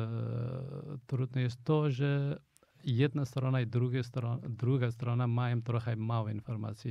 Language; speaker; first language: Polish; non-native, fluent; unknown